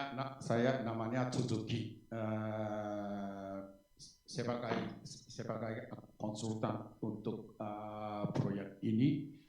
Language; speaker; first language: Indonesian; non-native, learner; Japanese